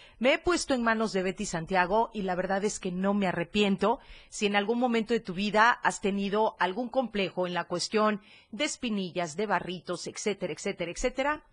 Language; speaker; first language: Spanish; native; Spanish